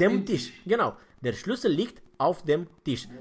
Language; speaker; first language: German; non-native, fluent; Romanian